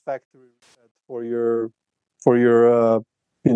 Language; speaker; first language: English; non-native, fluent; Russian